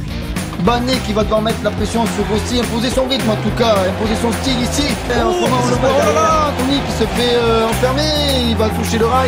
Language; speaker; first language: French; native; French